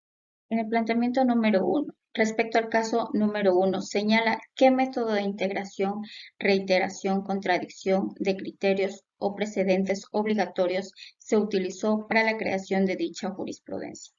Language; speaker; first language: Spanish; native; Spanish